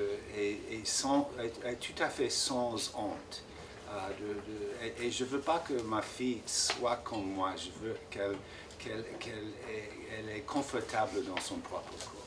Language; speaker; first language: French; non-native, fluent; English